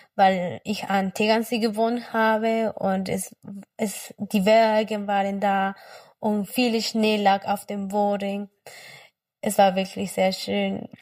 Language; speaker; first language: German; non-native, fluent; Spanish